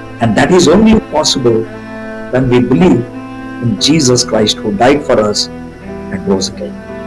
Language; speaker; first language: English; non-native, local second language; Telugu